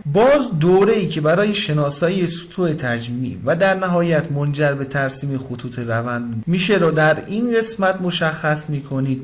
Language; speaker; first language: Persian; native; Persian